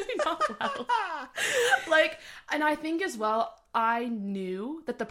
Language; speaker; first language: English; native; English